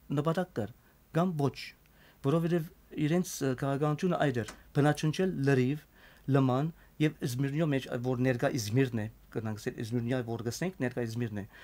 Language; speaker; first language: Armenian; native; Armenian